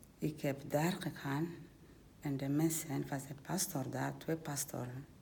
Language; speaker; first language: Dutch; non-native, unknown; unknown